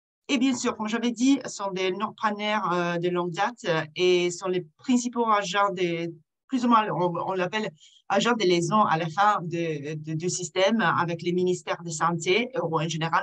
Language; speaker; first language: French; non-native, fluent; Italian